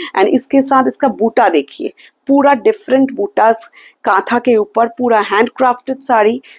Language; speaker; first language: Hindi; non-native, local second language; Bangla